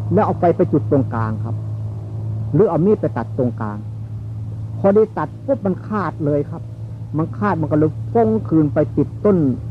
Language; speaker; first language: Thai; non-native, local second language; Northeastern Thai